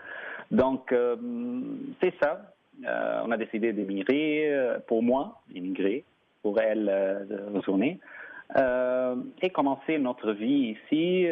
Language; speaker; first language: French; non-native, fluent; Arabic